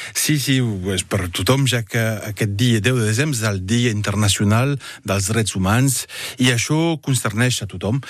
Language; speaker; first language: Catalan; non-native, local second language; French